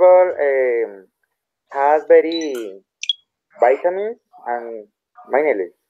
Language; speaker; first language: English; non-native, learner; Spanish